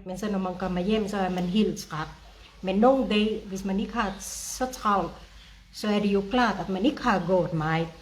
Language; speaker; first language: Danish; non-native, fluent; Filipino